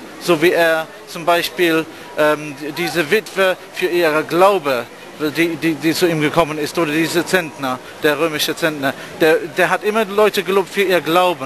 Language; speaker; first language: German; non-native, fluent; English